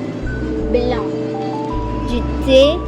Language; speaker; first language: French; non-native, fluent; Spanish